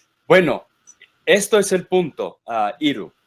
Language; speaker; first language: Spanish; non-native, fluent; English